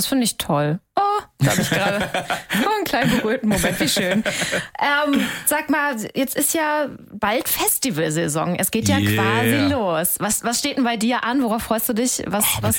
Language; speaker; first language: German; native; German